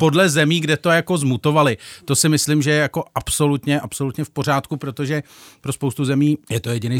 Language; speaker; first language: Czech; native; Czech